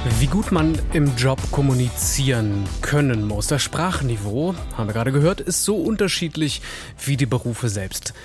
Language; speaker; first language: German; native; German